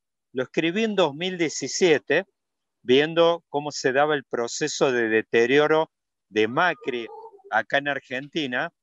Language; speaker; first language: Spanish; native; Spanish